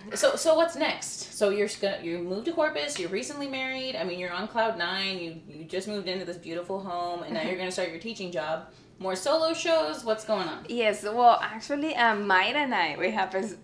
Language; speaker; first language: English; early bilingual, other home language; Spanish